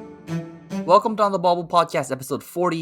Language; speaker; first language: English; native; English